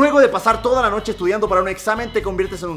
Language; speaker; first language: Spanish; native; Spanish